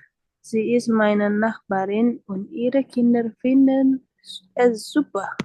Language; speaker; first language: German; non-native, learner; Indonesian